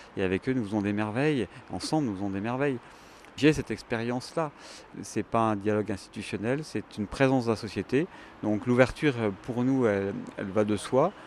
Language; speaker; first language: French; native; French